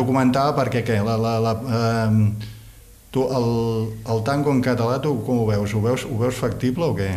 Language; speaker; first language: Catalan; native; Catalan